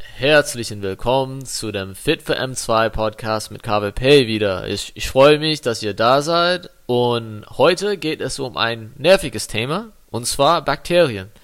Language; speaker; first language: German; non-native, fluent; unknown